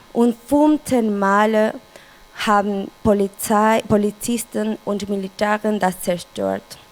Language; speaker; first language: German; non-native, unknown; Spanish